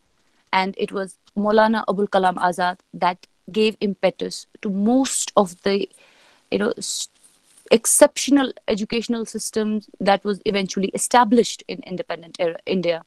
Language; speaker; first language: English; non-native, local second language; Kashmiri